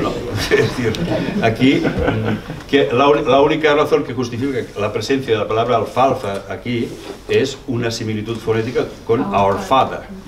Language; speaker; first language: Spanish; non-native, local second language; Catalan